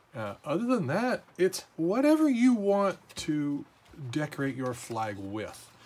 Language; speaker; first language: English; native; English